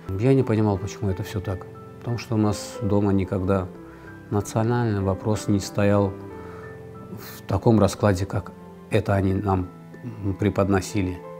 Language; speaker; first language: Russian; non-native, local second language; Azerbaijani